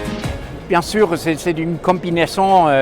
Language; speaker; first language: French; non-native, fluent; Danish